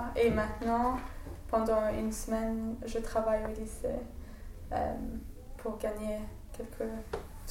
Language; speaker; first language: French; non-native, fluent; English